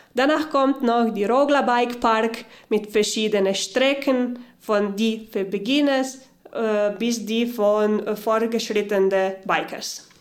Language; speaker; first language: German; non-native, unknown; Slovenian